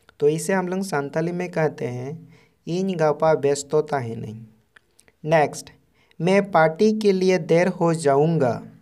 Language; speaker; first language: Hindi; non-native, local second language; Santali